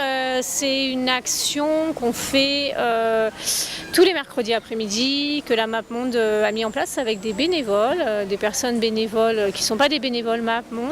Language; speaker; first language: French; native; French